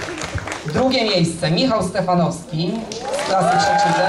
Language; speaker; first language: Polish; native; Polish